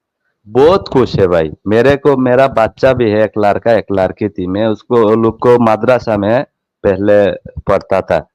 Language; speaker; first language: Hindi; non-native, learner; Bangla